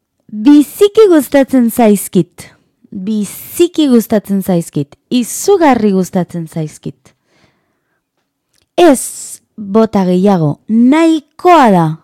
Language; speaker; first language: Basque; non-native, learner; Spanish